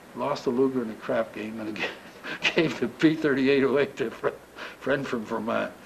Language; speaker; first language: English; native; English